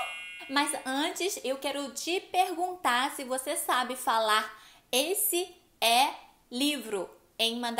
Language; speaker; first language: Portuguese; non-native, fluent; Chinese